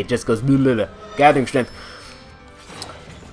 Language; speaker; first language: English; native; English